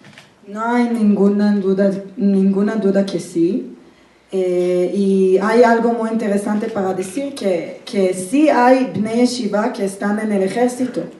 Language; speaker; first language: Spanish; non-native, fluent; Hebrew